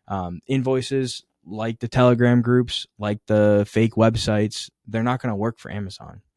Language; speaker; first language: English; native; English